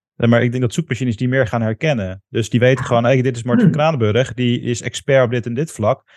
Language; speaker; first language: Dutch; native; Dutch